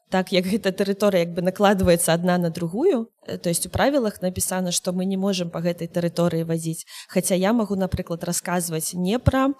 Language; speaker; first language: Belarusian; non-native, local second language; Russian